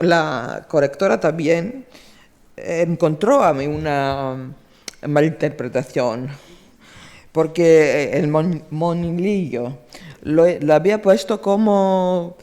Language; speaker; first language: Spanish; non-native, fluent; Greek